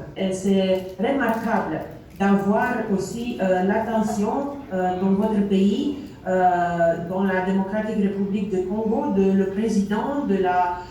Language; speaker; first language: French; non-native, learner; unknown